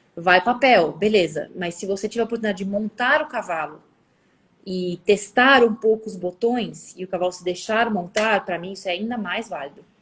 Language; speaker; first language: Portuguese; early bilingual, other home language; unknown